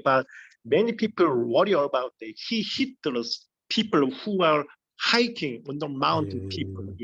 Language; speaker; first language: English; non-native, learner; Korean